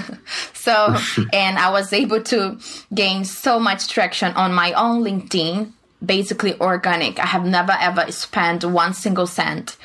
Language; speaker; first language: English; non-native, fluent; Portuguese